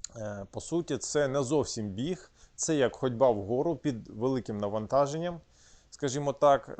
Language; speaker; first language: Ukrainian; non-native, local second language; Russian